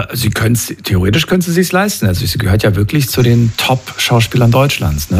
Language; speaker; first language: German; native; German